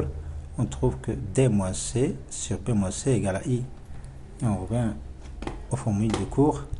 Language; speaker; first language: French; non-native, local second language; Arabic